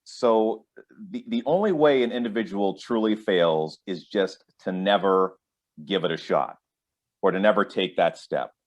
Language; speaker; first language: English; native; English